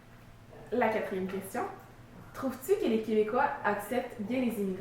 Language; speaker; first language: French; native; French